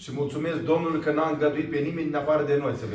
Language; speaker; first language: Romanian; native; Romanian